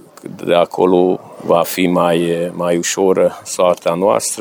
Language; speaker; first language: Romanian; non-native, local second language; Hungarian